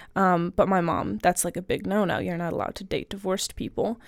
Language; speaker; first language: English; native; English